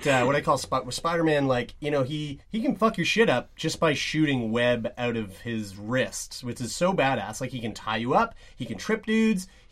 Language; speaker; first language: English; native; English